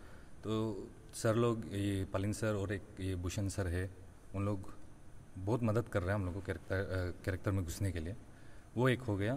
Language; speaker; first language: Hindi; non-native, local second language; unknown